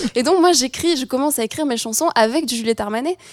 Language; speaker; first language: French; native; French